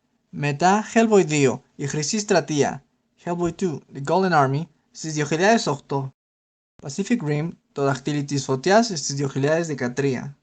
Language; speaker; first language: Greek; non-native, learner; Spanish